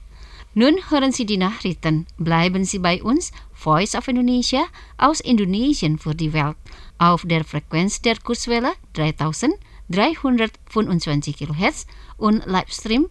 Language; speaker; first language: German; non-native, fluent; Indonesian